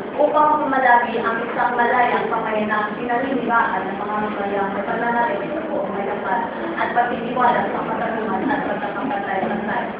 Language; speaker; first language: Filipino; non-native, local second language; Hiligaynon